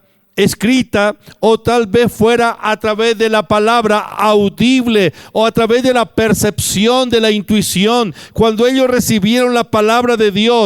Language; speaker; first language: Spanish; native; Spanish